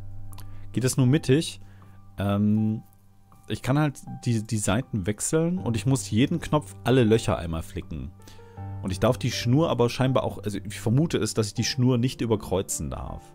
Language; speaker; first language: German; native; German